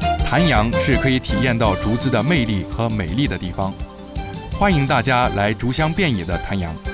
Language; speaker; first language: Chinese; native; Chinese